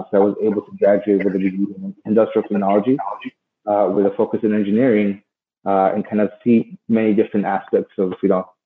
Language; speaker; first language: English; native; English